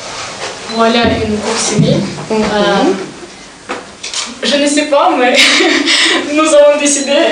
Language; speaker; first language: French; non-native, learner; Russian